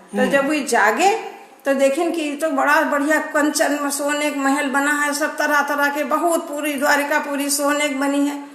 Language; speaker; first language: Hindi; native; Hindi